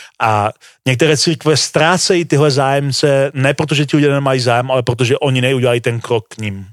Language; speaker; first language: Czech; native; Czech